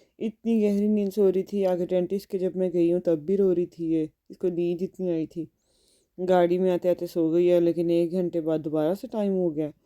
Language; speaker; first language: Urdu; native; Urdu